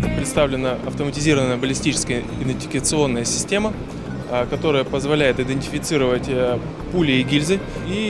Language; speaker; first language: Russian; native; Russian